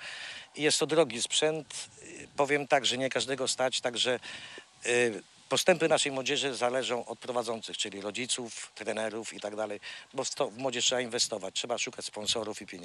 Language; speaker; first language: Polish; native; Polish